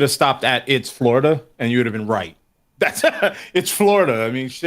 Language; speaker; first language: English; native; English